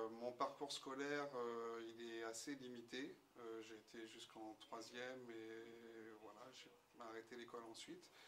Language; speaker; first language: French; native; French